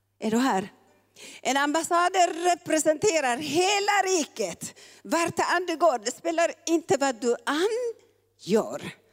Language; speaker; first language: Swedish; non-native, fluent; Tigrinya